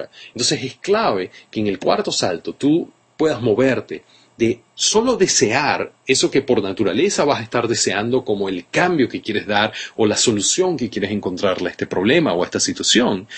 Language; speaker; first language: Spanish; native; Spanish